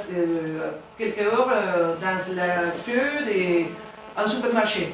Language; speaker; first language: French; non-native, learner; Spanish